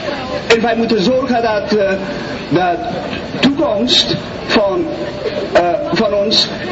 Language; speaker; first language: Dutch; non-native, fluent; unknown